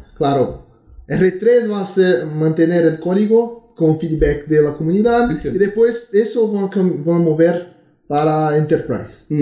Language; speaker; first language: Spanish; non-native, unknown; Portuguese